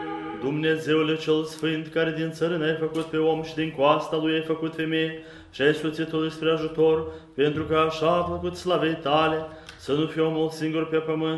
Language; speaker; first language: Romanian; native; Romanian